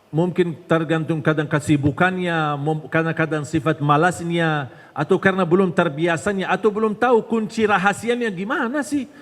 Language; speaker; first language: Indonesian; non-native, fluent; Arabic